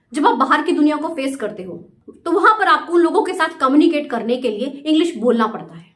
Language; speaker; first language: Hindi; native; Hindi